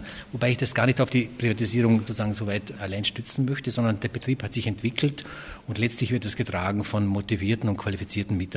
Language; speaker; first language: German; native; German